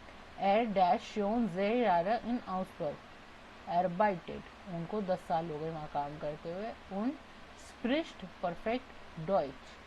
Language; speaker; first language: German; non-native, fluent; Hindi